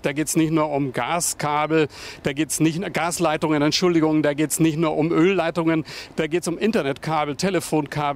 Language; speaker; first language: German; native; German